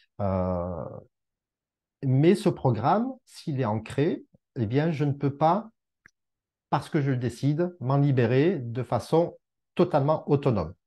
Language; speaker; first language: French; native; French